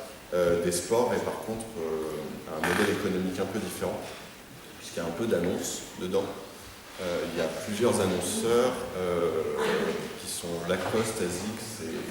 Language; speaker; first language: French; native; French